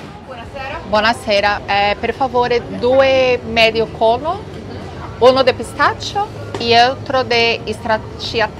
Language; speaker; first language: Italian; non-native, learner; Portuguese